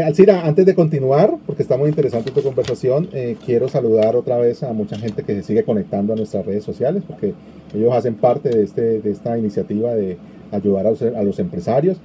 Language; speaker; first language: Spanish; native; Spanish